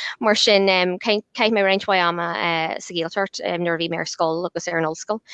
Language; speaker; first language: Irish; non-native, local second language; English